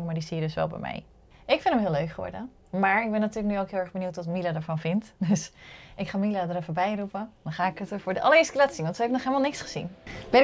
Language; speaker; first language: Dutch; native; Dutch